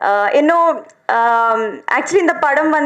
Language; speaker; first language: Tamil; non-native, learner; Telugu